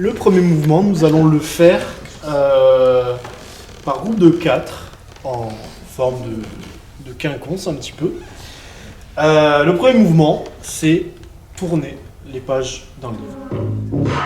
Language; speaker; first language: French; native; French